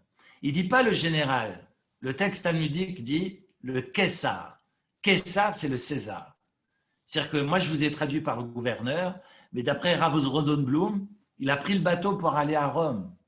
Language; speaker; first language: French; native; French